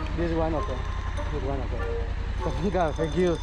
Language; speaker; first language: English; non-native, learner; Spanish